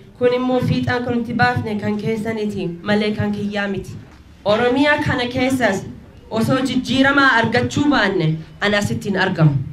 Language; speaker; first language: Oromo; early bilingual, heritage; Oromo